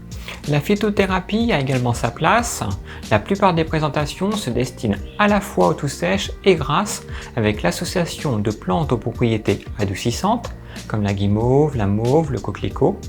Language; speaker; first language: French; native; French